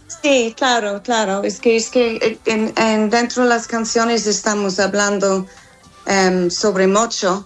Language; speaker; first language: Spanish; non-native, fluent; English